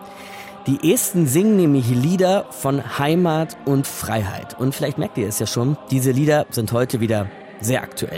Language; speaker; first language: German; native; German